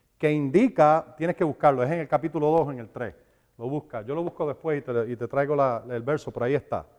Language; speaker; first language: Spanish; early bilingual, heritage; Spanish